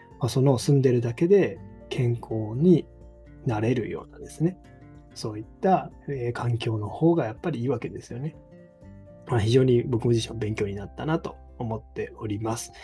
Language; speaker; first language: Japanese; native; Japanese